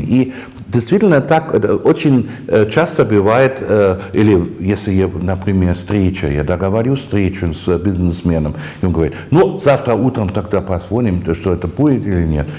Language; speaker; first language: Russian; non-native, fluent; German